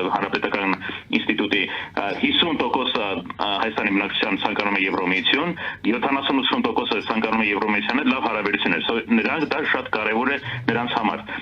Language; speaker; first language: Armenian; early bilingual, heritage; Armenian